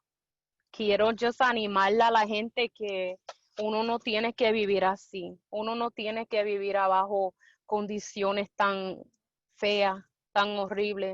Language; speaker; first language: Spanish; early bilingual, heritage; Spanish